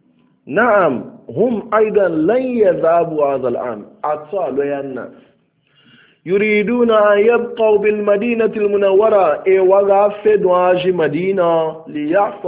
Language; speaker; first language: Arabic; non-native, fluent; Hausa